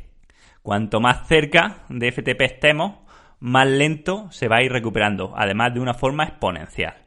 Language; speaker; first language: Spanish; native; Spanish